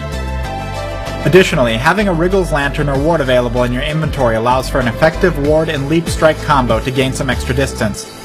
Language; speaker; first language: English; native; English